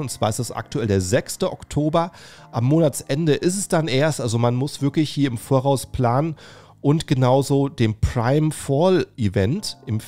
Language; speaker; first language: German; native; German